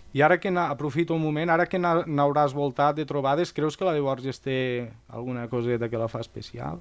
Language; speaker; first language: Catalan; native; Catalan